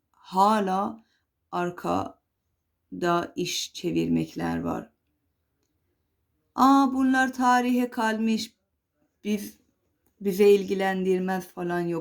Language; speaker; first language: Turkish; non-native, fluent; Persian